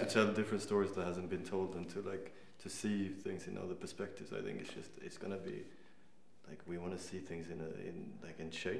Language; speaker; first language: English; non-native, fluent; Danish